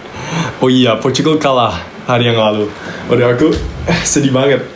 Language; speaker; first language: Indonesian; non-native, local second language; English